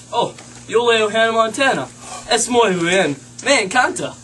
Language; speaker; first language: Spanish; non-native, learner; English